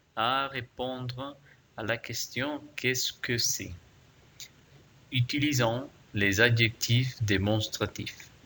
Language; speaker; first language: French; non-native, fluent; Spanish